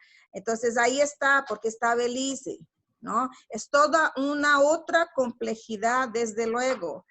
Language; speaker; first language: Spanish; non-native, fluent; Portuguese